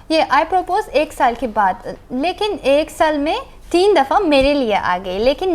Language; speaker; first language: Hindi; non-native, learner; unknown